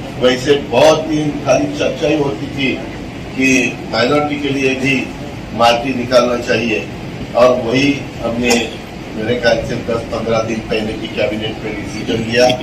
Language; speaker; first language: Hindi; non-native, local second language; Marathi